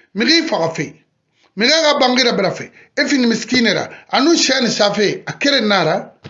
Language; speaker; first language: French; non-native, local second language; Susu